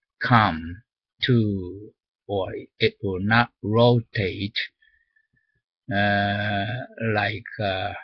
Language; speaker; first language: English; non-native, learner; Japanese